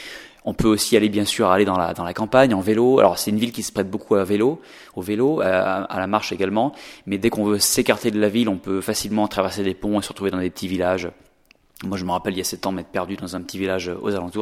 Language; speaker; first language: French; native; French